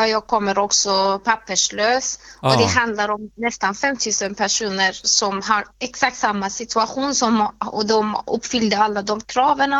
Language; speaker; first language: Swedish; non-native, fluent; Persian